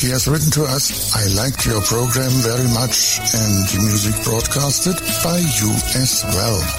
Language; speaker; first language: English; non-native, fluent; German